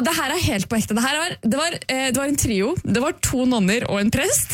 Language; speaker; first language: Norwegian; native; Norwegian